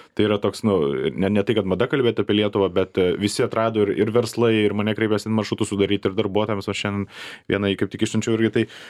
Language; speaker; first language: Lithuanian; native; Lithuanian